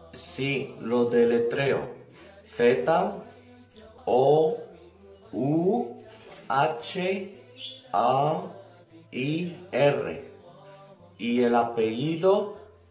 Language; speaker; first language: Spanish; non-native, fluent; Arabic